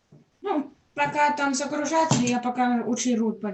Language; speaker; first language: Russian; early bilingual, heritage; Russian